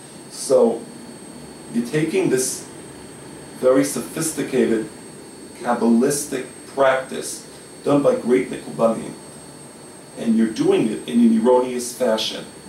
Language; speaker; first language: English; native; English